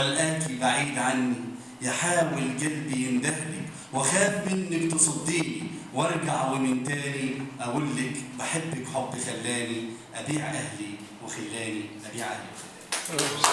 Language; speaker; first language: Arabic; native; Arabic